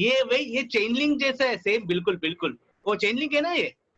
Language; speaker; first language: Hindi; non-native, local second language; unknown